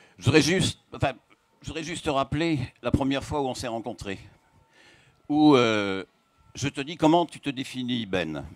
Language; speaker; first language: French; native; French